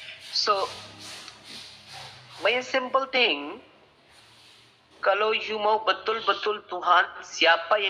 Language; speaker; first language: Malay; non-native, learner; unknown